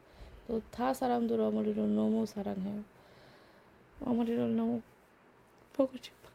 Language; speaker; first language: Korean; non-native, learner; Bangla